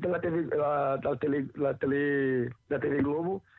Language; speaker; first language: French; non-native, learner; Portuguese